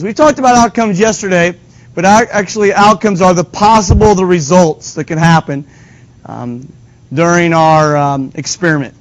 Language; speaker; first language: English; native; English